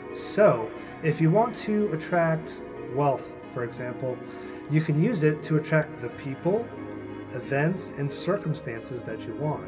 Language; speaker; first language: English; native; English